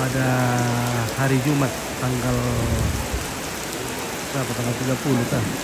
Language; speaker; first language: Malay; non-native, local second language; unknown